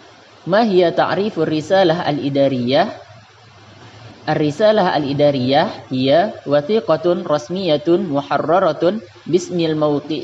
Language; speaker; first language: Arabic; non-native, learner; Indonesian